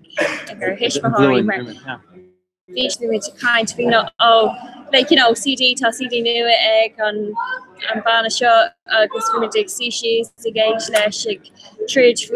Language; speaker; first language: Irish; non-native, local second language; English